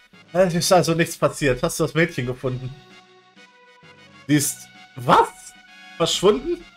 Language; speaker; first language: German; native; German